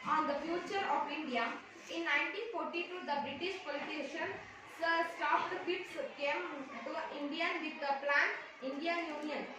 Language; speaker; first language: English; non-native, local second language; Kannada